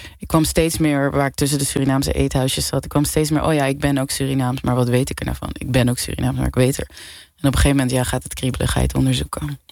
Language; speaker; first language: Dutch; native; Dutch